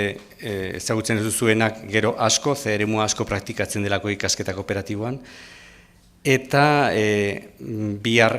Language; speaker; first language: Basque; native; Basque